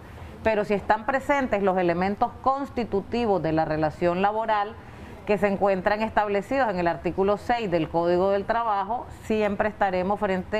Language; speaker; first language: Spanish; native; Spanish